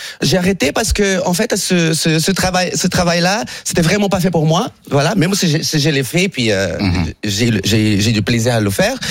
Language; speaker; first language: French; non-native, fluent; Portuguese